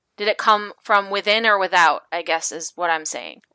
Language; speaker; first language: English; native; English